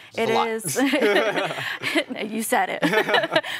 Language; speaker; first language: English; native; English